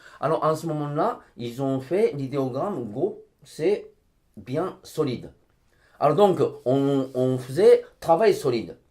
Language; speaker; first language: French; non-native, fluent; Japanese